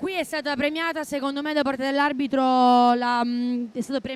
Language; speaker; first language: Italian; native; Italian